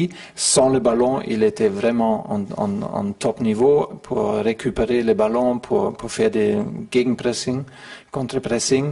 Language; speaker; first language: French; non-native, learner; German